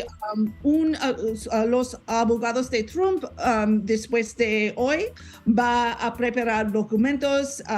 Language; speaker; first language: Spanish; non-native, learner; English